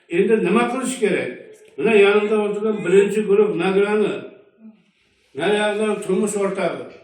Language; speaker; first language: Uzbek; native; Uzbek